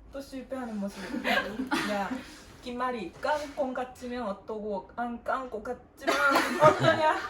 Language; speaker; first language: Korean; non-native, learner; Japanese